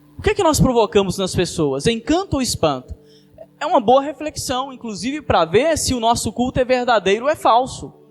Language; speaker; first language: Portuguese; native; Portuguese